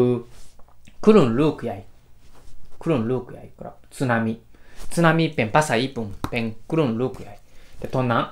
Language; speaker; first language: Thai; non-native, fluent; Japanese